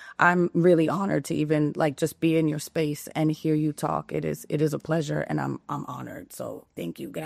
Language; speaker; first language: English; early bilingual, other home language; Spanish